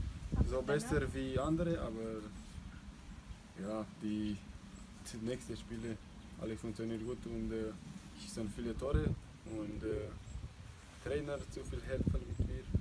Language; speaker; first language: German; non-native, learner; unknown